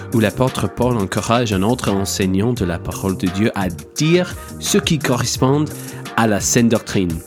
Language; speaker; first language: French; non-native, fluent; English